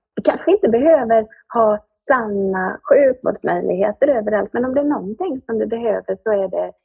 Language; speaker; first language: Swedish; native; Swedish